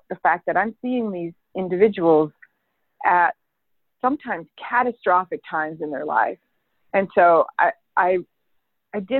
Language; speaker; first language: English; native; English